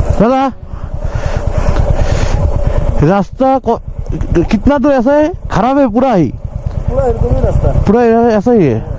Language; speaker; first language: Hindi; non-native, local second language; Bangla